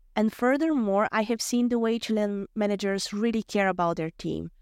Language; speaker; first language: English; non-native, fluent; Bulgarian